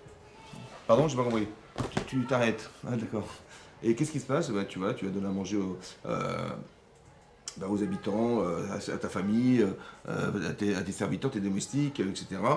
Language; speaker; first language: French; native; French